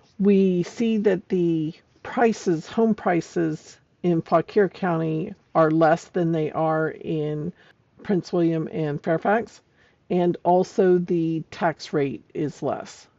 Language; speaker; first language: English; native; English